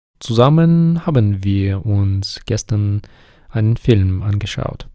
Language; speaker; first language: German; non-native, fluent; Ukrainian